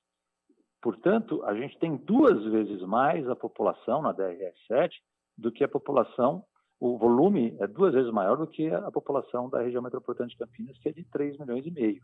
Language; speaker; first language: Portuguese; native; Portuguese